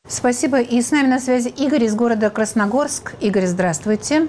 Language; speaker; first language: Russian; native; Russian